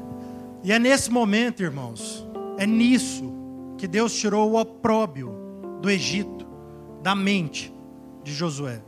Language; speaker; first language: Portuguese; native; Portuguese